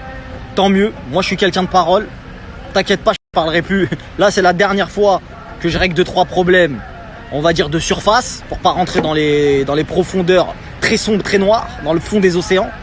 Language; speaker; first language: French; native; French